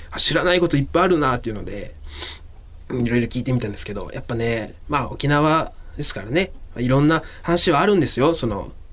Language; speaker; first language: Japanese; native; Japanese